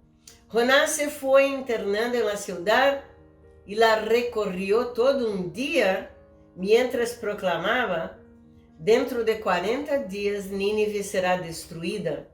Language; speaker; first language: Spanish; non-native, fluent; Portuguese